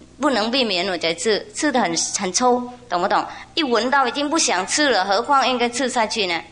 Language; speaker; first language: Chinese; non-native, fluent; Vietnamese